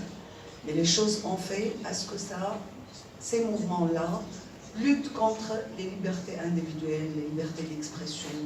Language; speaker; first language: French; non-native, local second language; Arabic